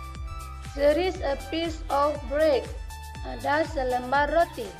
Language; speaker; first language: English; non-native, fluent; Indonesian